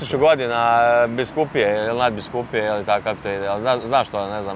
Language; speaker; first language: Serbian; native; Serbian